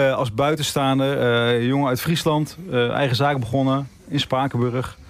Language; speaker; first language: Dutch; native; Dutch